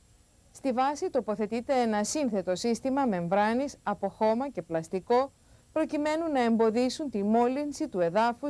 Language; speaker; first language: Greek; native; Greek